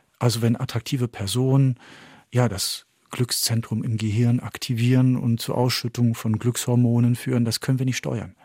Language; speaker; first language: German; early bilingual, heritage; French